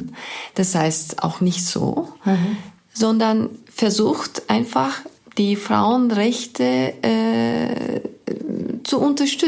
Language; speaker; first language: German; non-native, fluent; Turkish